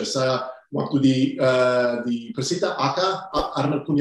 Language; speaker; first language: Indonesian; non-native, fluent; English